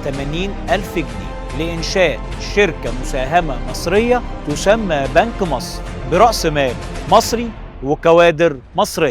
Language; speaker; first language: Arabic; native; Arabic